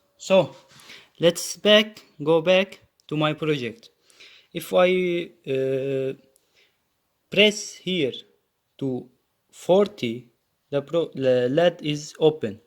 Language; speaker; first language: English; non-native, learner; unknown